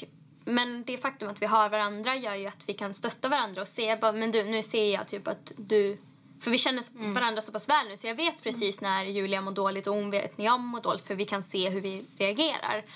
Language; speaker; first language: Swedish; native; Swedish